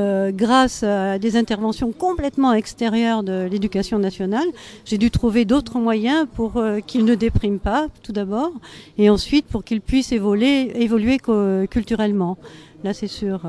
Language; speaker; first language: French; native; French